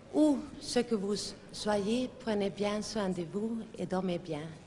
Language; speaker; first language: French; non-native, fluent; Swedish